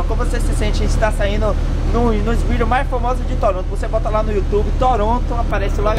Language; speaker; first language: Portuguese; native; Portuguese